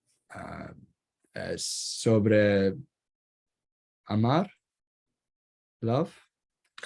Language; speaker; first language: Spanish; non-native, learner; Kurdish